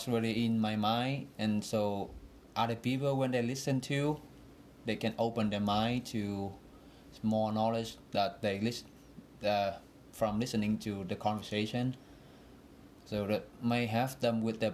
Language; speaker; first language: English; non-native, fluent; Vietnamese